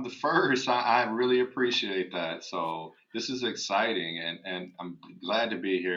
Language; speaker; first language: English; native; English